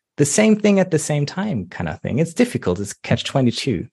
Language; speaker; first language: English; non-native, fluent; German